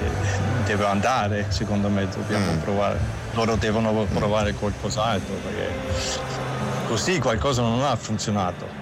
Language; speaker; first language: Italian; non-native, fluent; German